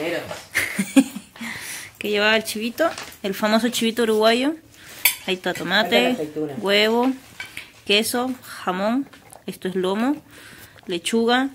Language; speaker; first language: Spanish; native; Spanish